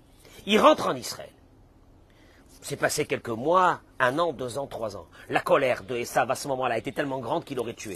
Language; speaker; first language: French; native; French